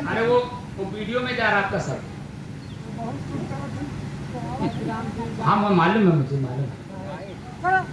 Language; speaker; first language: Hindi; native; Hindi